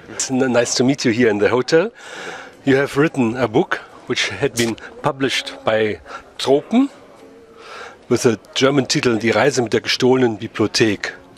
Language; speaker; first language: English; non-native, fluent; German